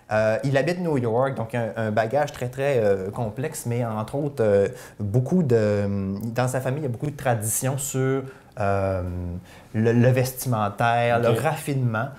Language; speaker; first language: French; native; French